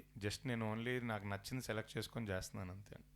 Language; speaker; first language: Telugu; native; Telugu